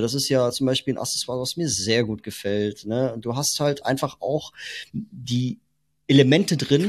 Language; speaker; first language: German; native; German